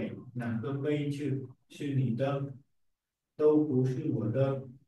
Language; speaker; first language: Chinese; non-native, learner; Vietnamese